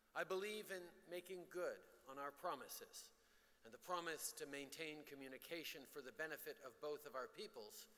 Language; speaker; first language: English; early bilingual, other home language; French